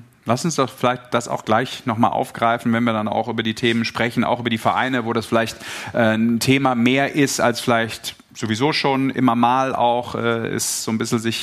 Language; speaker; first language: German; native; German